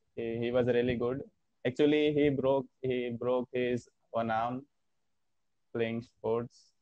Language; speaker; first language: English; non-native, learner; Hindi